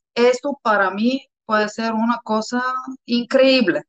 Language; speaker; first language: Spanish; non-native, fluent; Bulgarian